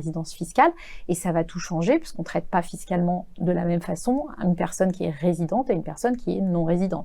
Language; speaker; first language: French; native; French